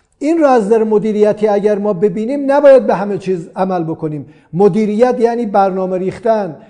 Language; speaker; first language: Persian; non-native, local second language; Azerbaijani